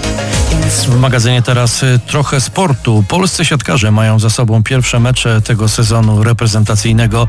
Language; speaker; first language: Polish; native; Polish